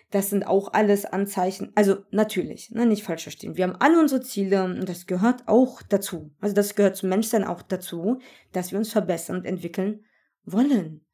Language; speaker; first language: German; early bilingual, other home language; Turkish